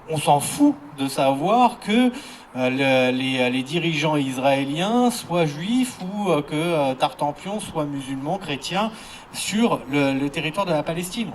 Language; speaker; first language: French; native; French